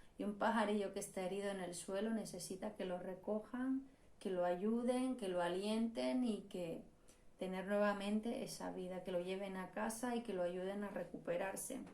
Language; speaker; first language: Spanish; native; Spanish